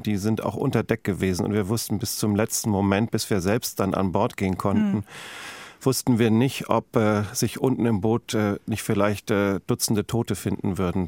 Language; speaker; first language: German; native; German